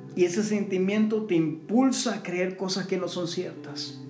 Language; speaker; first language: Spanish; early bilingual, heritage; Spanish